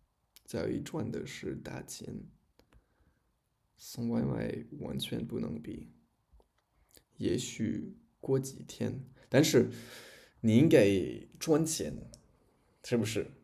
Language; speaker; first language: Chinese; non-native, learner; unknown